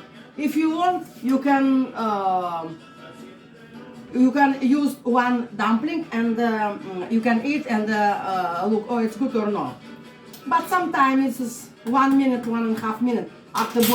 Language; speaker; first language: English; non-native, learner; Russian